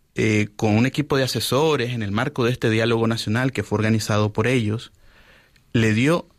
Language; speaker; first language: Spanish; native; Spanish